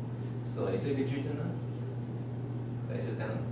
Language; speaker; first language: Chinese; non-native, learner; English